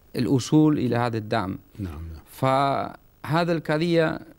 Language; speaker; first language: Arabic; non-native, learner; Spanish